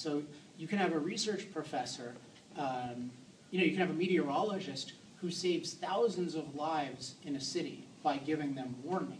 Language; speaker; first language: English; native; English